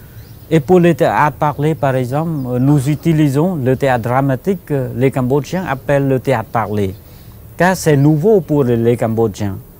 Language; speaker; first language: French; non-native, fluent; Khmer